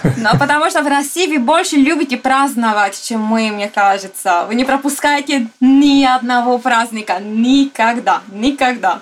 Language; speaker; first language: Russian; non-native, fluent; Italian